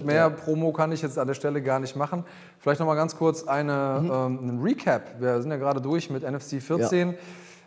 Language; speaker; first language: German; native; German